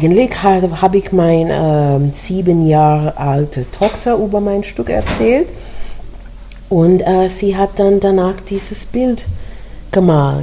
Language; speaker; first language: German; non-native, learner; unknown